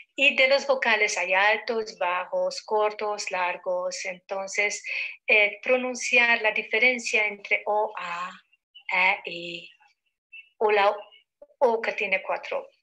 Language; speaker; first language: Spanish; non-native, fluent; Hungarian